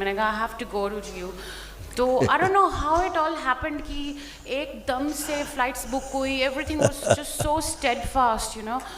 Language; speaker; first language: Hindi; native; Hindi